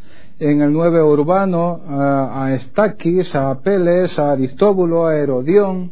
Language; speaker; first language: Spanish; native; Spanish